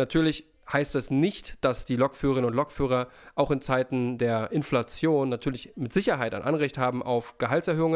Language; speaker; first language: German; native; German